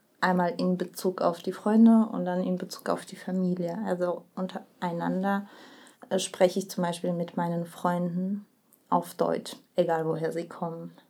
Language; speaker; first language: German; early bilingual, other home language; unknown